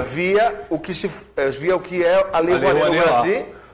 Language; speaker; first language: Portuguese; native; Portuguese